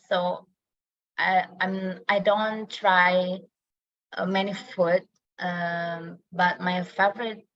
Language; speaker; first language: English; non-native, learner; Indonesian